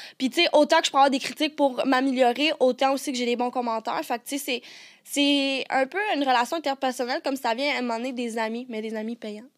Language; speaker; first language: French; native; French